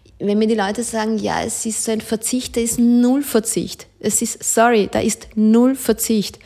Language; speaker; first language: German; early bilingual, other home language; Spanish